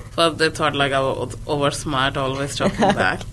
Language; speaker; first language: English; non-native, local second language; Hindi